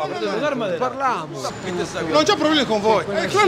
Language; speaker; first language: Italian; non-native, learner; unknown